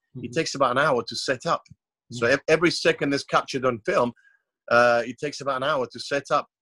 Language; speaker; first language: English; non-native, fluent; Croatian